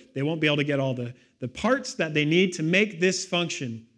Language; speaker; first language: English; native; English